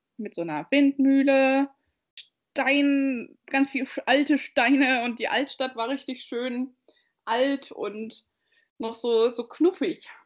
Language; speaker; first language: German; native; German